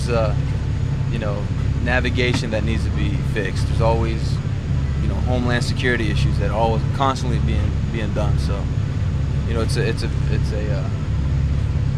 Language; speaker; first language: English; native; English